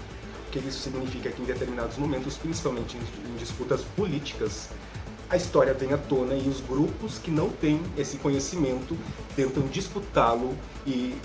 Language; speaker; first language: Portuguese; native; Portuguese